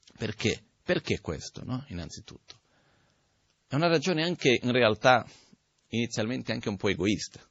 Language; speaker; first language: Italian; non-native, fluent; Portuguese